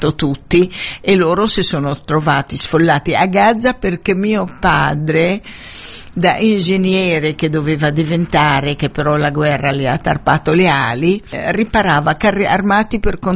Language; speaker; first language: Italian; non-native, fluent; Arabic